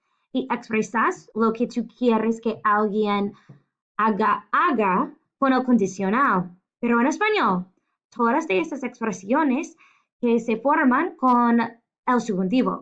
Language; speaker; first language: Spanish; non-native, fluent; English